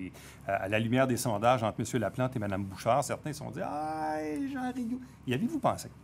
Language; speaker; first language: French; native; French